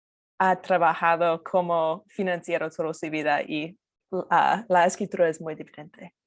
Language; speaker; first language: Spanish; early bilingual, heritage; Spanish